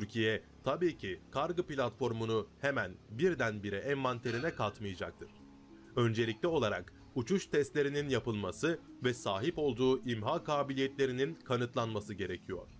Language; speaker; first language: Turkish; native; Turkish